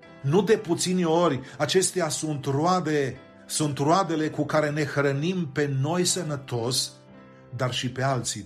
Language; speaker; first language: Romanian; native; Romanian